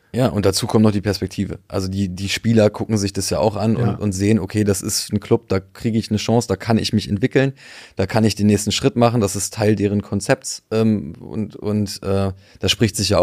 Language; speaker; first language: German; native; German